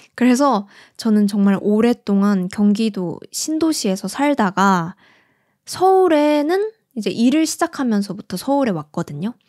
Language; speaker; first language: Korean; native; Korean